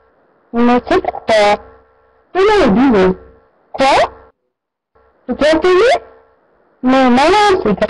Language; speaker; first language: French; non-native, learner; Arabic